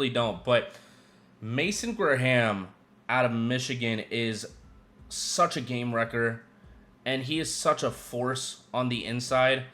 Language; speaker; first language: English; native; English